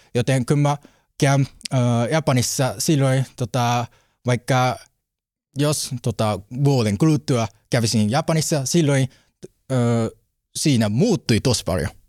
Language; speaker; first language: Finnish; non-native, learner; Japanese